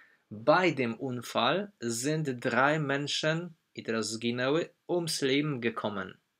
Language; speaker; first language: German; non-native, fluent; Polish